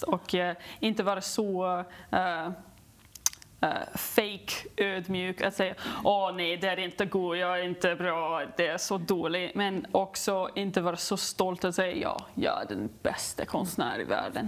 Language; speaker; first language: Swedish; non-native, learner; English